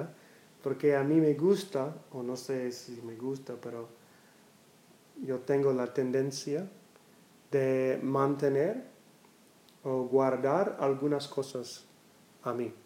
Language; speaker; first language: Spanish; non-native, learner; English